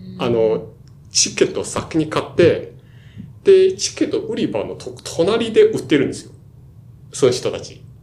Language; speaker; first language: Japanese; non-native, fluent; Chinese